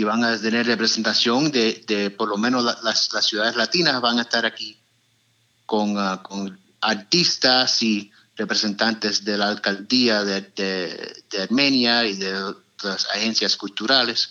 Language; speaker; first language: Spanish; early bilingual, heritage; Spanish